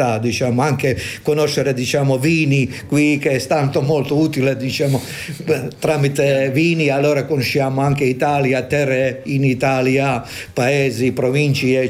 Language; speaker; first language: Italian; non-native, fluent; Croatian